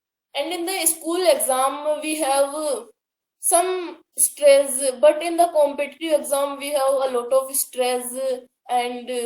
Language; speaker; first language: English; non-native, learner; Hindi